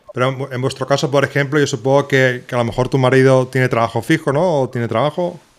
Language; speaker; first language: Spanish; native; Spanish